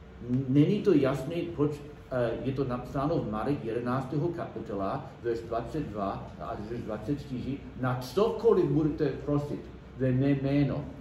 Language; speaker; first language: Czech; non-native, learner; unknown